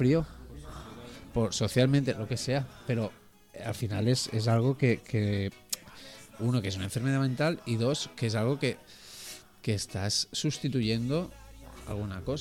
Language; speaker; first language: Spanish; native; Spanish